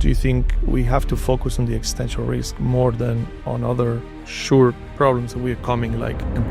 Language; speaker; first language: English; non-native, fluent; Spanish